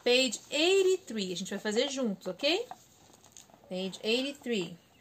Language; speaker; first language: English; non-native, fluent; Portuguese